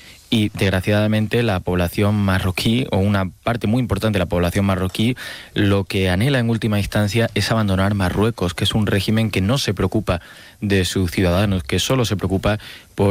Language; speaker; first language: Spanish; native; Spanish